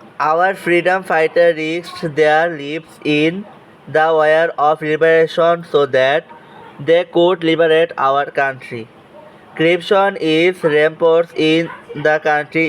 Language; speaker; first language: English; non-native, local second language; Bangla